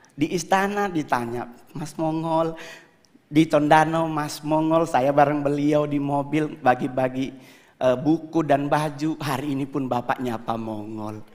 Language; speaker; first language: Indonesian; native; Indonesian